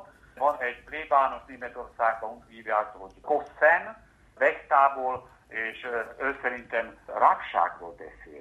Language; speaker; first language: Hungarian; non-native, fluent; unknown